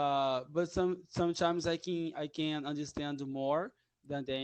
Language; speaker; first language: English; non-native, learner; Portuguese